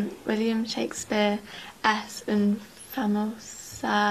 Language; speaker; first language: Spanish; non-native, learner; English